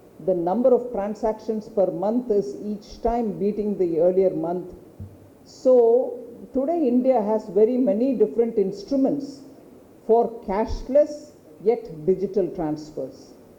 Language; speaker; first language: English; non-native, local second language; Tamil